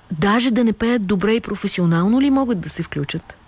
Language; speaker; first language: Bulgarian; native; Bulgarian